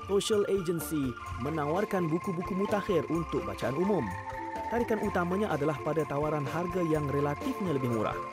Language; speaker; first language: Malay; native; Malay